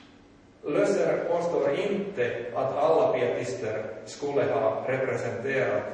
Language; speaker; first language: Swedish; non-native, local second language; Finnish